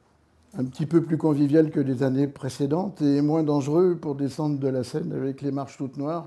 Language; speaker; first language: French; native; French